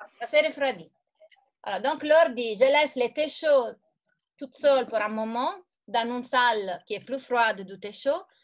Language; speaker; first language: French; non-native, fluent; Italian